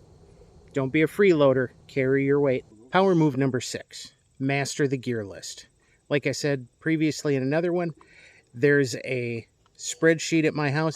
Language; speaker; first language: English; native; English